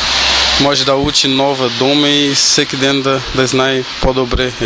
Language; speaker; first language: Bulgarian; non-native, learner; Portuguese